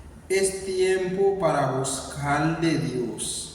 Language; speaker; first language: Spanish; non-native, learner; Haitian Creole